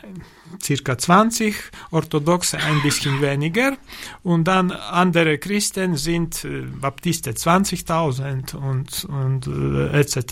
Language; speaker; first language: German; non-native, learner; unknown